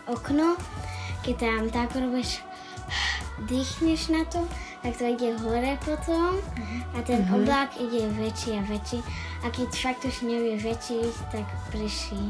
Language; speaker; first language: Slovak; early bilingual, heritage; Slovak